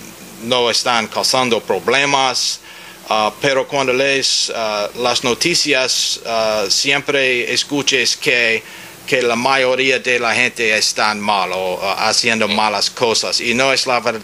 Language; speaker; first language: Spanish; non-native, learner; English